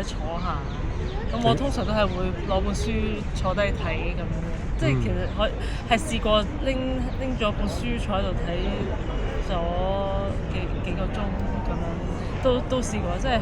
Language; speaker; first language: Cantonese; native; Cantonese